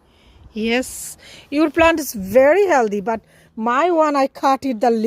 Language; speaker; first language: English; non-native, learner; Bangla